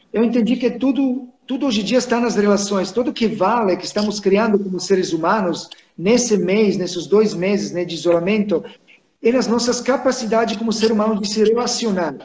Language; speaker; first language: Portuguese; non-native, fluent; Serbian